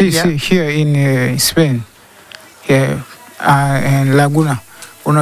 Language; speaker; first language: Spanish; non-native, learner; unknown